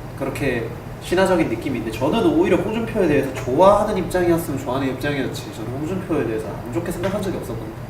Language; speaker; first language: Korean; native; Korean